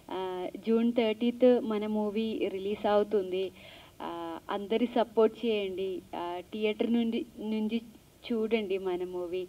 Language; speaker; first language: Telugu; non-native, learner; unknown